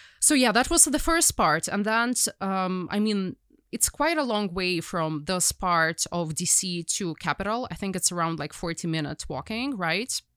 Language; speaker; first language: English; non-native, fluent; Ukrainian